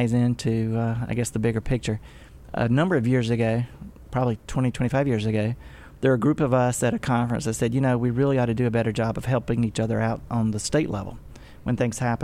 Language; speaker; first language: English; native; English